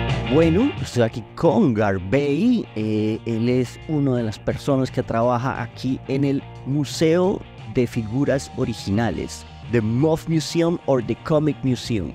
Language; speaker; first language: Spanish; native; Spanish